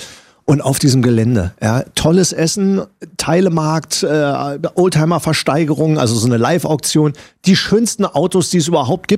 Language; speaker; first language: German; native; German